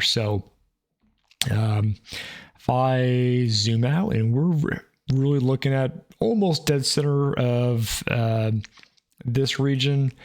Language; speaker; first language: English; native; English